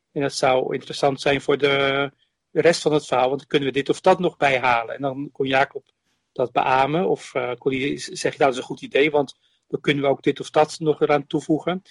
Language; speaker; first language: Dutch; native; Dutch